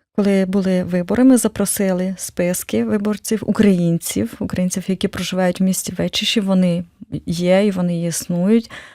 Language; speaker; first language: Ukrainian; native; Ukrainian